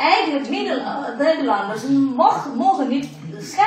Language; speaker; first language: Dutch; non-native, fluent; Indonesian